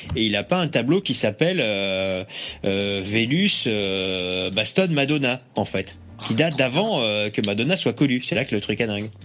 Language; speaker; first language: French; native; French